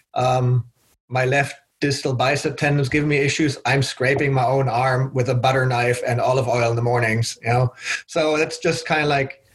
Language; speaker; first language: English; non-native, fluent; German